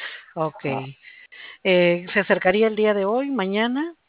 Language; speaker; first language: Spanish; native; Spanish